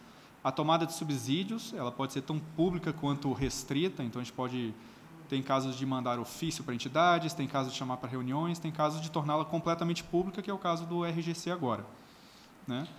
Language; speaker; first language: Portuguese; native; Portuguese